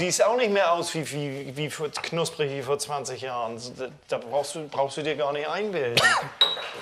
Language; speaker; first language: German; native; German